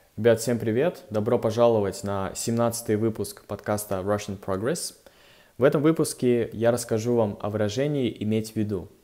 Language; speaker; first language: Russian; native; Russian